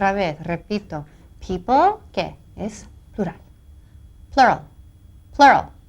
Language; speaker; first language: Spanish; non-native, fluent; English